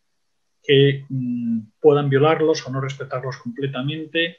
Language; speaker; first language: Spanish; native; Spanish